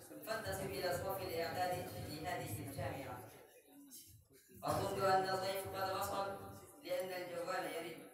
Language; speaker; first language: Arabic; non-native, learner; Urdu